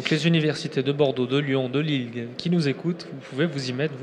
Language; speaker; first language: French; native; French